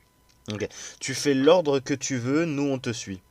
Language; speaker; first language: French; native; French